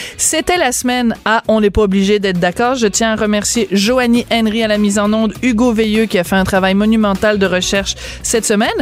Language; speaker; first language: French; native; French